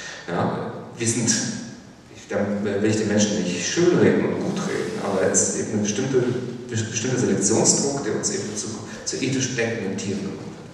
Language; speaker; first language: German; native; German